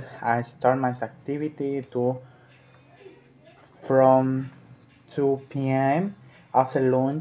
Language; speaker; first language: English; non-native, learner; Spanish